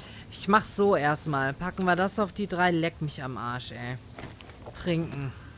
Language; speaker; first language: German; native; German